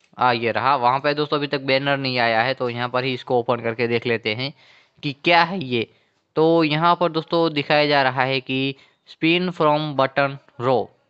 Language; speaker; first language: Hindi; non-native, local second language; Gujarati